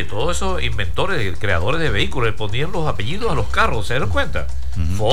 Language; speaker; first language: Spanish; native; Spanish